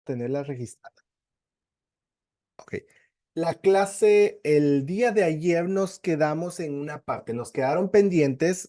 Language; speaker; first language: Spanish; native; Spanish